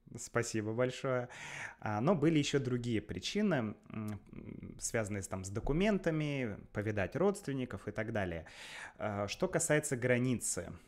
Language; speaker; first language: Russian; native; Russian